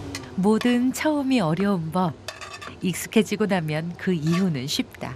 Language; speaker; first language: Korean; native; Korean